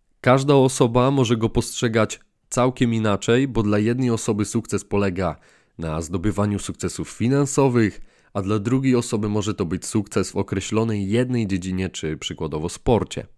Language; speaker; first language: Polish; native; Polish